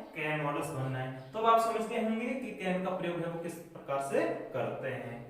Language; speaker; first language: Hindi; native; Hindi